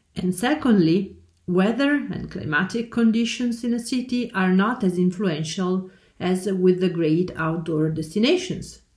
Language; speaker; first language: English; non-native, fluent; Italian